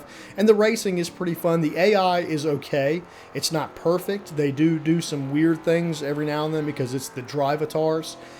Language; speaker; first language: English; native; English